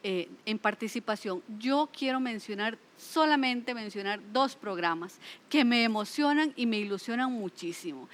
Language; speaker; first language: Spanish; native; Spanish